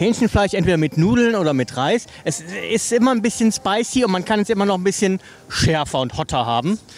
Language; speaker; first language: German; native; German